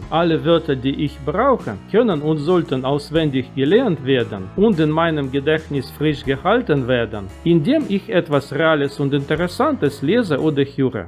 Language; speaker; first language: German; non-native, fluent; Russian